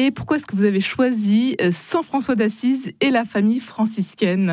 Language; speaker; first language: French; native; French